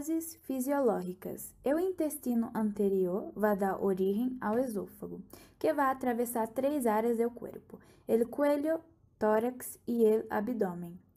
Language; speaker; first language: Portuguese; non-native, learner; Spanish